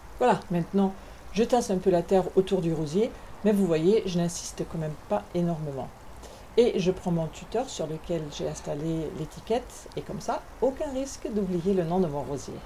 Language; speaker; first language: French; non-native, fluent; German